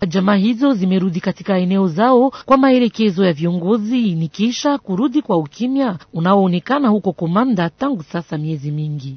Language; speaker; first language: Swahili; native; Swahili